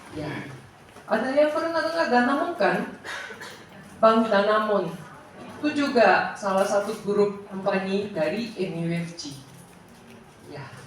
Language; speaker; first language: Indonesian; non-native, fluent; Japanese